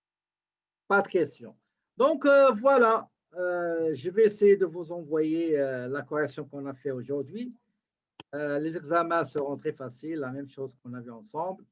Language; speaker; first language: French; native; French